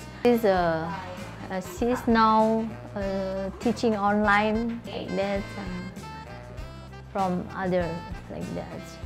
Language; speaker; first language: English; non-native, learner; Indonesian